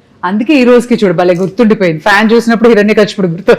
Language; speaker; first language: Telugu; native; Telugu